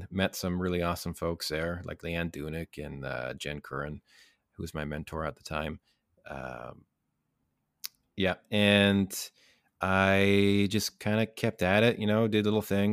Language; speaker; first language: English; native; English